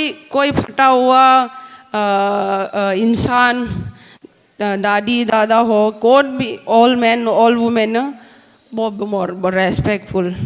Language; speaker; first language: Hindi; non-native, local second language; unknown